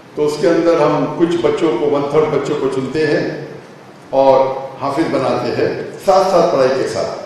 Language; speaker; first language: Urdu; non-native, local second language; Konkani